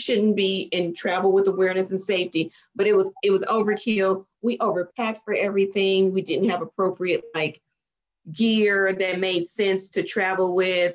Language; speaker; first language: English; native; English